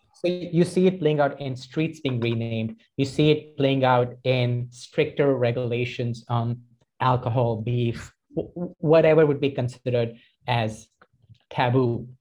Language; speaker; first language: English; non-native, local second language; Hindi